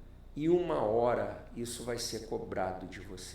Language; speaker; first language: Portuguese; native; Portuguese